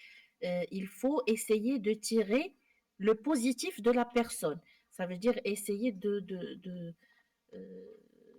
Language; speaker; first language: French; non-native, local second language; Arabic